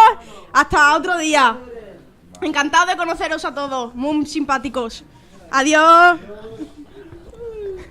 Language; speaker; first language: Spanish; native; Spanish